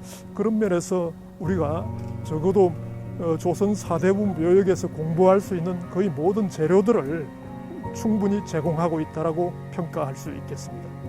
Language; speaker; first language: Korean; native; Korean